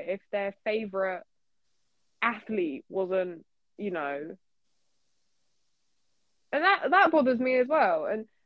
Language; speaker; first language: English; native; English